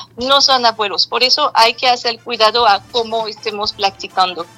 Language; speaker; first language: Spanish; non-native, fluent; French